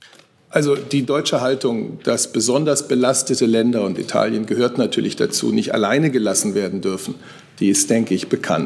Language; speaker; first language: German; native; German